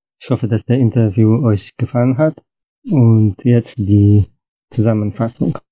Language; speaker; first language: German; non-native, fluent; Polish